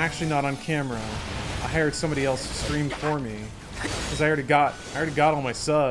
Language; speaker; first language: English; native; English